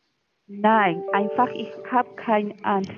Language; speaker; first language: German; non-native, learner; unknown